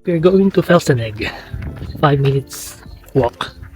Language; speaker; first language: English; non-native, local second language; Filipino